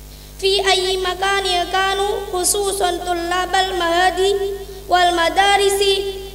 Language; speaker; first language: Arabic; non-native, learner; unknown